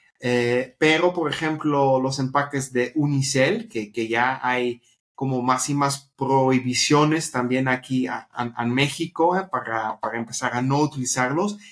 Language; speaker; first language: Spanish; non-native, fluent; Dutch